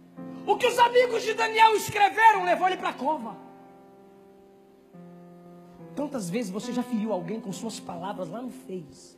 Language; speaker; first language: Portuguese; native; Portuguese